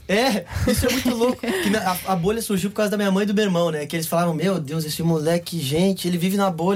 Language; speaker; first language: Portuguese; native; Portuguese